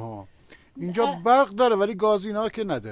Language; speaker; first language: Persian; native; Persian